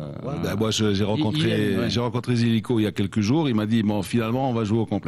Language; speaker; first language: French; non-native, local second language; Arabic